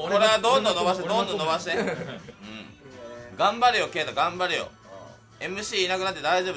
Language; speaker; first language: Japanese; native; Japanese